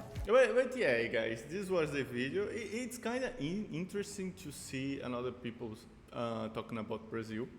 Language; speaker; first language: English; non-native, fluent; Portuguese